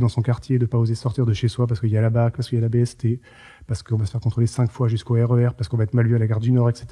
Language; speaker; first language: French; native; French